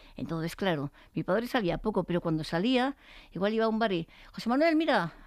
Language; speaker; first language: Spanish; native; Spanish